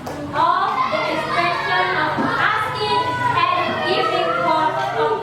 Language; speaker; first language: English; non-native, fluent; Indonesian